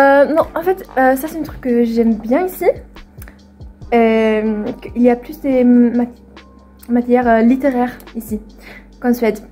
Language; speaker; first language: French; non-native, fluent; Swedish